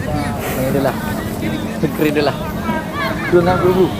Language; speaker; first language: Indonesian; native; Indonesian